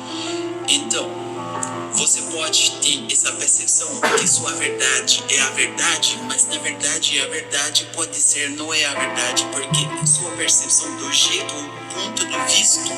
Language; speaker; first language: Portuguese; non-native, fluent; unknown